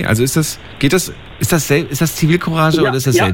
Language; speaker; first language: German; native; German